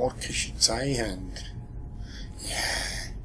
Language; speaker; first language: German; native; German